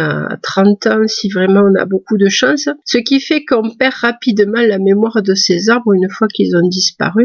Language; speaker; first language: French; native; French